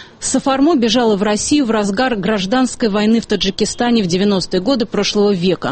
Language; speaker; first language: Russian; native; Russian